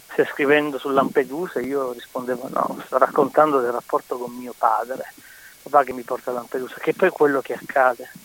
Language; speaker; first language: Italian; native; Italian